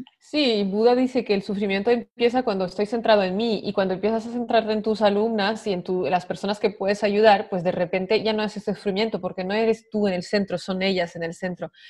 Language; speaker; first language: Spanish; non-native, fluent; French